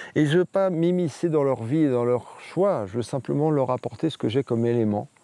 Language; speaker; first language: French; native; French